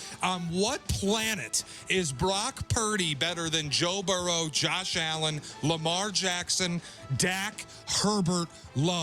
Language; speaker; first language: English; native; English